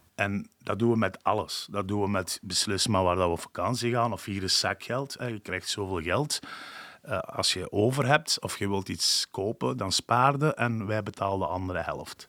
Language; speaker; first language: Dutch; non-native, local second language; Turkish